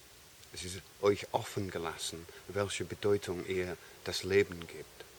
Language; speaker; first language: German; non-native, fluent; English